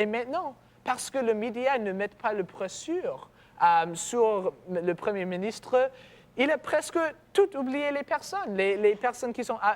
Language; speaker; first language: French; non-native, learner; English